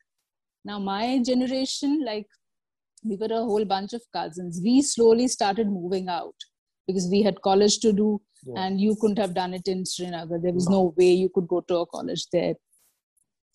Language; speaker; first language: English; non-native, local second language; Kashmiri